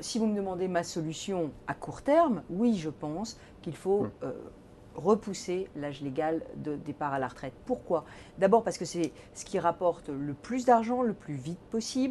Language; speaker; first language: French; native; French